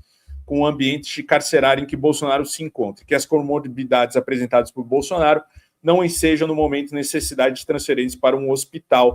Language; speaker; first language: Portuguese; native; Portuguese